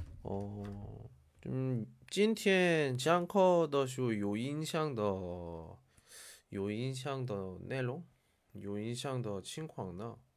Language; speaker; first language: Chinese; non-native, learner; Korean